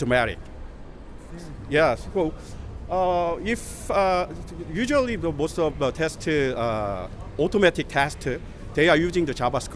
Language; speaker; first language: English; non-native, learner; Korean